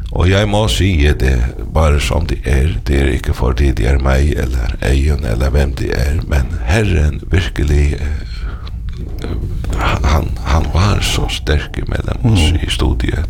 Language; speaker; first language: Danish; non-native, local second language; Faroese